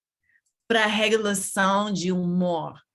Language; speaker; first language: Portuguese; non-native, learner; English